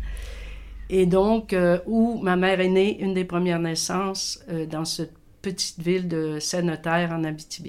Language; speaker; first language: French; native; French